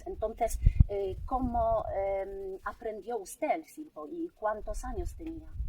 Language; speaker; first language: Spanish; non-native, fluent; Polish